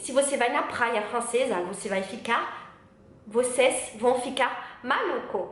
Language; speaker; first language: Portuguese; non-native, learner; French